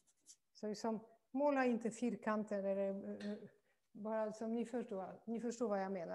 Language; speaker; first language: Swedish; non-native, fluent; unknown